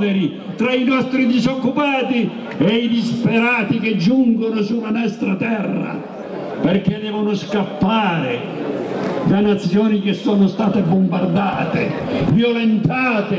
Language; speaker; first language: Italian; native; Italian